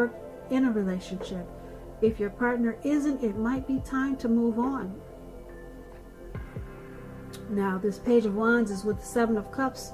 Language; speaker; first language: English; native; English